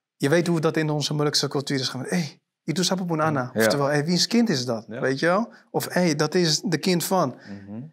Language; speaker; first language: Dutch; native; Dutch